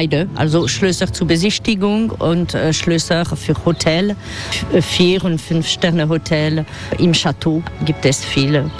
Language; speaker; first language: German; non-native, fluent; French